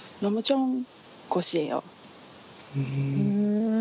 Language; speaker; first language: Korean; non-native, learner; Japanese